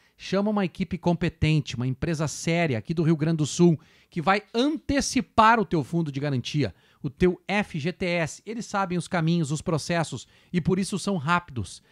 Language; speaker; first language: Portuguese; native; Portuguese